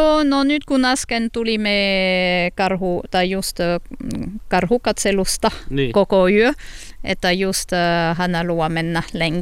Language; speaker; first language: Finnish; non-native, learner; French